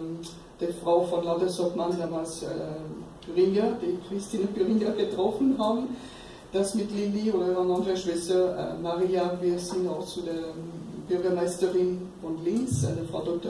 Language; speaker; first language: German; non-native, fluent; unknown